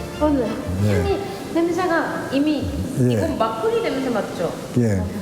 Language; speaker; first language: Korean; non-native, fluent; French